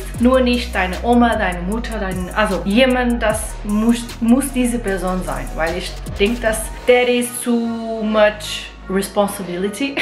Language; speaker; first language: German; non-native, fluent; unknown